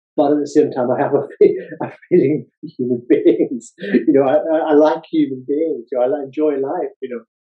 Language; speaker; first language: English; native; English